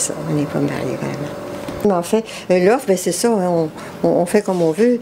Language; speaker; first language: French; native; French